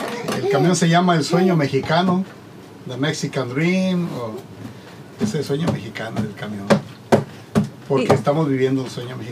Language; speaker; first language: Spanish; native; Spanish